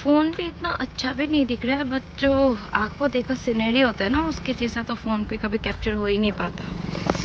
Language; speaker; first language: Hindi; non-native, local second language; Assamese